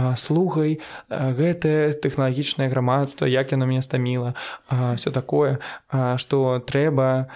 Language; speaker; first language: Belarusian; non-native, local second language; Russian